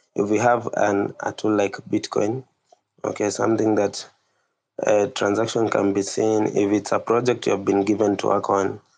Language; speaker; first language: English; non-native, local second language; Kikuyu